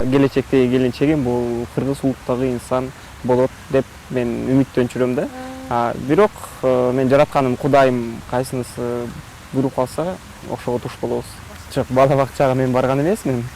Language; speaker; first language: Kyrgyz; non-native, local second language; Russian